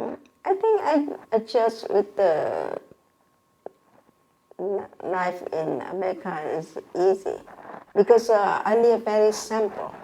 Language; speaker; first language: English; non-native, learner; Vietnamese